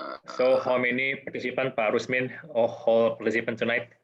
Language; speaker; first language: English; non-native, fluent; Indonesian